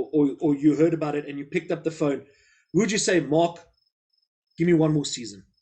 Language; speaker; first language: English; native; English